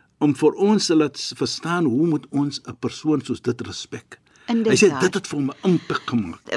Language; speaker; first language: Afrikaans; non-native, fluent; Arabic